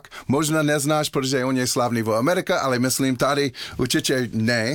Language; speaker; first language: Czech; non-native, learner; English